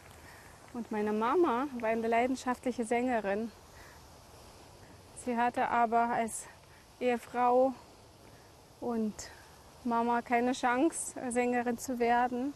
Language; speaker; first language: German; native; German